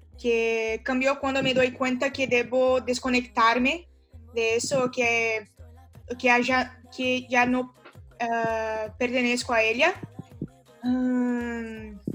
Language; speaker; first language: Spanish; non-native, learner; Portuguese